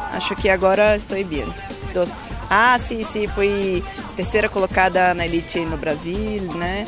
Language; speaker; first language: Spanish; non-native, learner; Portuguese